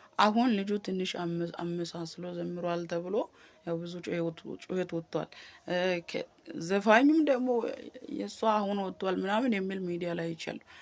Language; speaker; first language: Amharic; non-native, local second language; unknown